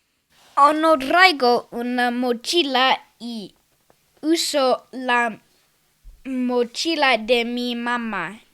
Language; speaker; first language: Spanish; non-native, learner; English